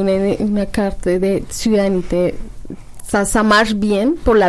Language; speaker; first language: French; non-native, learner; Spanish